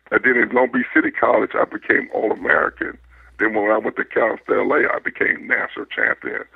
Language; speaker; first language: English; native; English